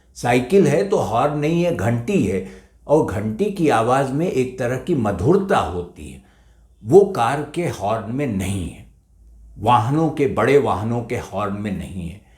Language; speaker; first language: Hindi; native; Hindi